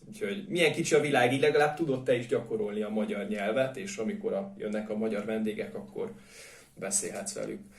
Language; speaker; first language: Hungarian; native; Hungarian